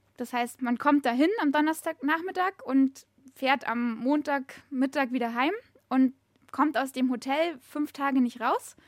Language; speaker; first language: German; native; German